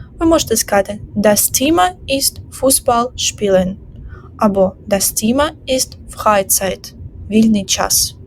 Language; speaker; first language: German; non-native, fluent; Ukrainian